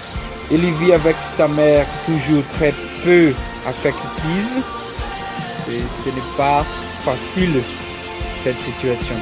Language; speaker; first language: French; non-native, learner; Portuguese